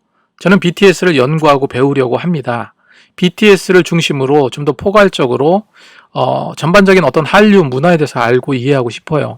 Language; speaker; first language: Korean; native; Korean